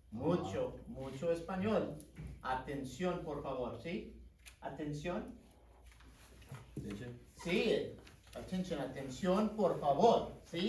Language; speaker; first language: Spanish; non-native, fluent; English